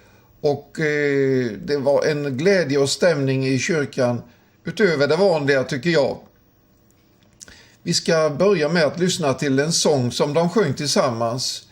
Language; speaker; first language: Swedish; native; Swedish